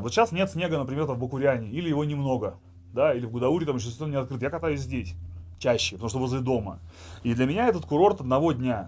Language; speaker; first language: Russian; native; Russian